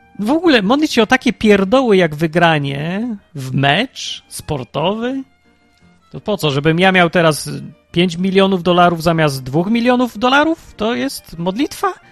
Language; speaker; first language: Polish; early bilingual, heritage; Polish